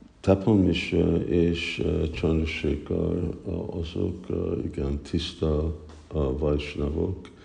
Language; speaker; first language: Hungarian; early bilingual, heritage; Hungarian